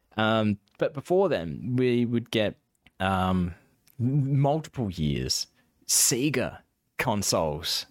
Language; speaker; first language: English; native; English